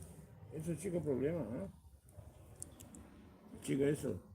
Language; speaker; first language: Spanish; non-native, learner; Romanian